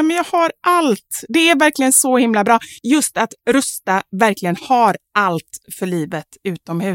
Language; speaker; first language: Swedish; native; Swedish